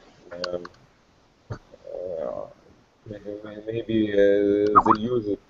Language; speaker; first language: English; non-native, learner; Russian